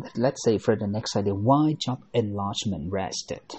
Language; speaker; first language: English; non-native, fluent; Thai